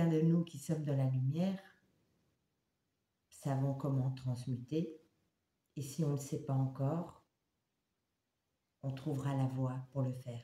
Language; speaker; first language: French; native; French